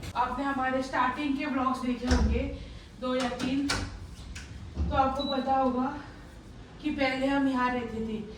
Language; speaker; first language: Hindi; non-native, local second language; Konkani